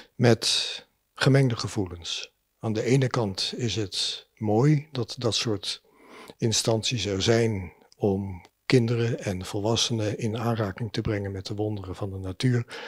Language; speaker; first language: Dutch; native; Dutch